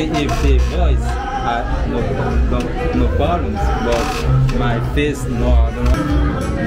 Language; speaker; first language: English; non-native, learner; Haitian Creole